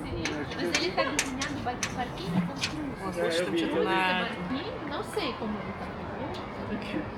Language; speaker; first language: Portuguese; non-native, fluent; Russian